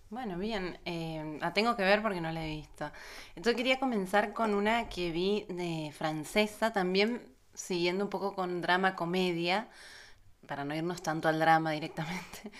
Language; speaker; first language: Spanish; native; Spanish